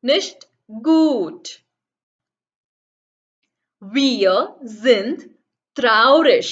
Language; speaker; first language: German; non-native, fluent; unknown